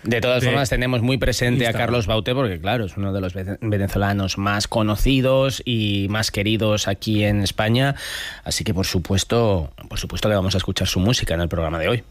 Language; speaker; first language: Spanish; native; Spanish